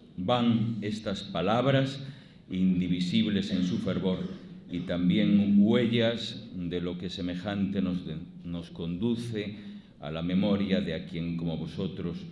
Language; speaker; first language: Spanish; native; Spanish